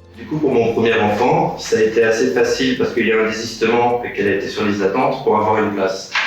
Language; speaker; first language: French; native; French